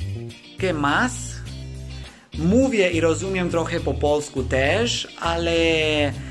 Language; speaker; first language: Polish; non-native, learner; Greek